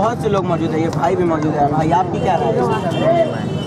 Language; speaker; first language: Hindi; native; Hindi